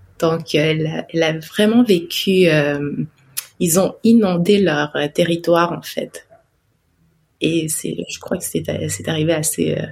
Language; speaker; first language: French; non-native, local second language; Innu-aimun